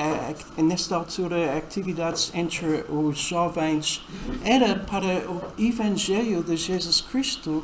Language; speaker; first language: Portuguese; non-native, fluent; English